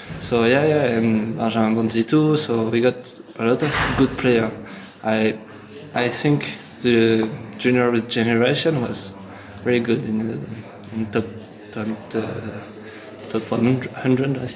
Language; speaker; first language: English; non-native, learner; French